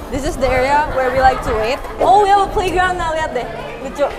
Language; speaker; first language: English; early bilingual, other home language; Indonesian